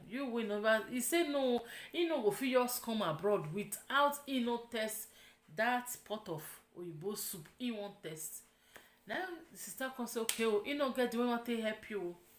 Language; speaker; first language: Nigerian Pidgin; non-native, local second language; Yoruba